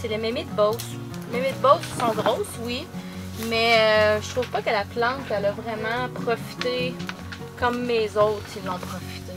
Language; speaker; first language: French; native; French